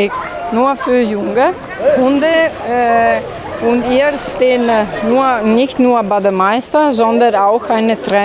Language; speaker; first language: German; non-native, learner; Italian